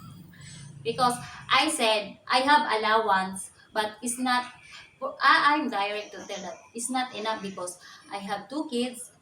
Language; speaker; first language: English; non-native, local second language; Cebuano